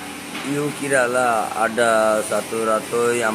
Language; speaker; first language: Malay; non-native, learner; Rohingya